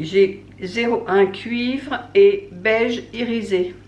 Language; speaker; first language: French; native; French